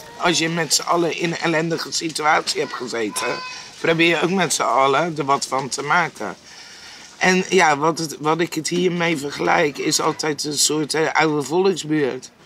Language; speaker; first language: Dutch; native; Dutch